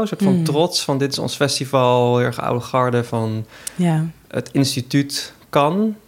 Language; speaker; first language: Dutch; native; Dutch